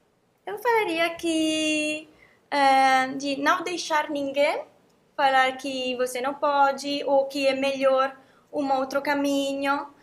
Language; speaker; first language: Portuguese; non-native, fluent; Italian